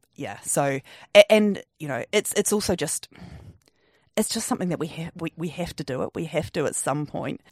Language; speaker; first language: English; native; English